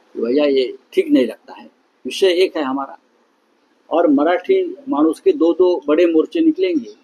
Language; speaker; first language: Hindi; non-native, local second language; Marathi